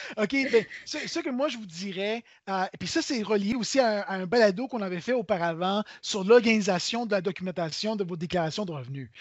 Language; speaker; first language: French; native; French